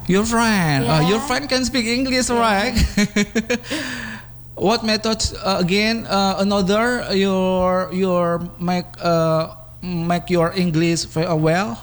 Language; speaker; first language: English; non-native, learner; Indonesian